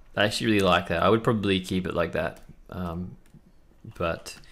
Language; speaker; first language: English; native; English